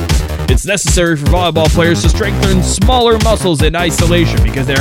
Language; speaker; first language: English; native; English